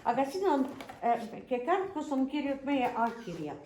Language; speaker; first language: Estonian; non-native, local second language; Russian